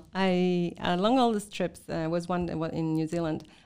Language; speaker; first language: English; non-native, fluent; Spanish